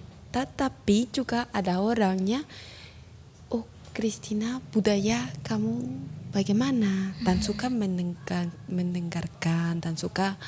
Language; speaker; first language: Indonesian; non-native, learner; Spanish